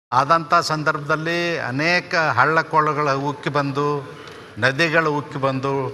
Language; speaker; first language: Kannada; native; Kannada